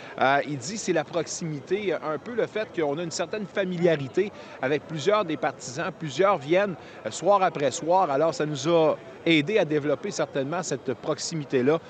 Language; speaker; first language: French; native; French